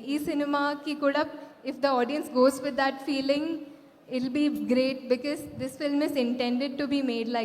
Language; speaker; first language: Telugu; non-native, local second language; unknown